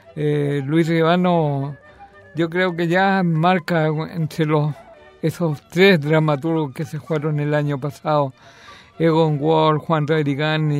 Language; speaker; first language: Spanish; native; Spanish